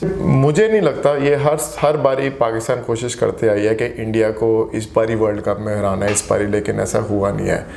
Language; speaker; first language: Hindi; non-native, local second language; Punjabi